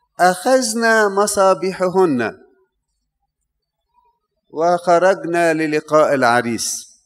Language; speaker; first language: Arabic; native; Arabic